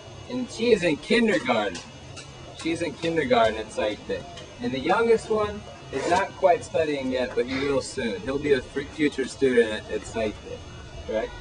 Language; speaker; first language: English; native; English